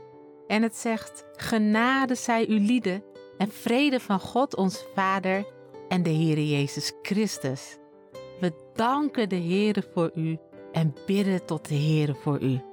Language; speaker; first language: Dutch; native; Dutch